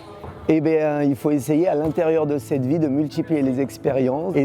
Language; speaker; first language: French; early bilingual, other home language; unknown